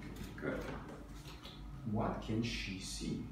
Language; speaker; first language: English; non-native, fluent; Vietnamese